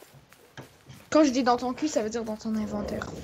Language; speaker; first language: French; native; French